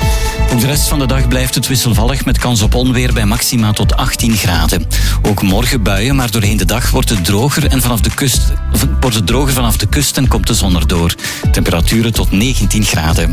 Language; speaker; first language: Dutch; native; Dutch